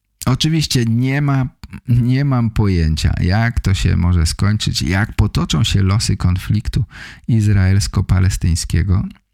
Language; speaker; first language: Polish; native; Polish